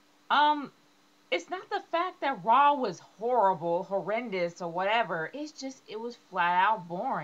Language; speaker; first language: English; native; English